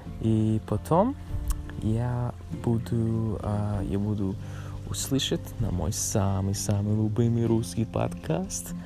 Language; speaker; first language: Russian; non-native, learner; English